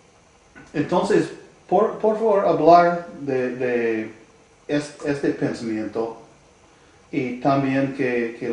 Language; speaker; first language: Spanish; non-native, learner; English